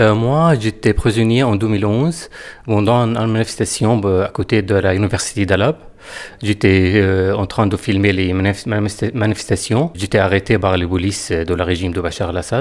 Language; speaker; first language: French; non-native, fluent; Arabic